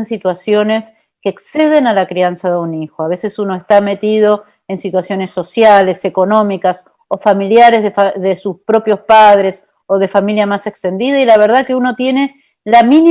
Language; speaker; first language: Spanish; native; Spanish